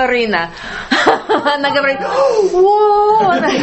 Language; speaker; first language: Russian; non-native, learner; English